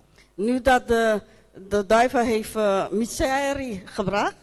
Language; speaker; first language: Dutch; non-native, local second language; Papiamento